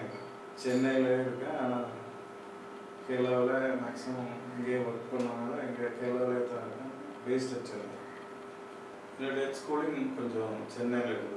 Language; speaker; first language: Tamil; non-native, local second language; Malayalam